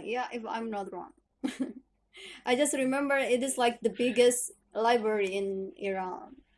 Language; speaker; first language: English; non-native, learner; Indonesian